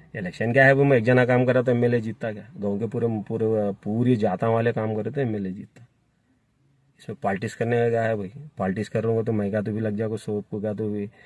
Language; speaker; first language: Hindi; non-native, local second language; Urdu